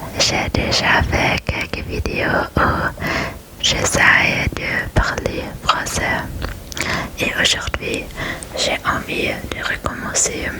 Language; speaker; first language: French; non-native, learner; German